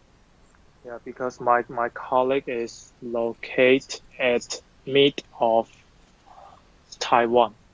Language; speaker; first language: English; non-native, learner; Chinese